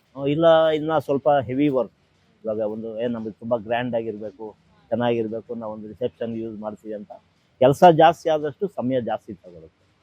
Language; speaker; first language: Kannada; non-native, local second language; Telugu